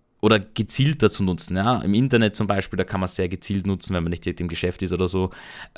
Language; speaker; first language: German; native; German